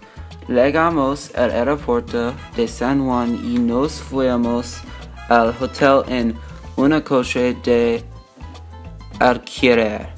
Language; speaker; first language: Spanish; non-native, learner; English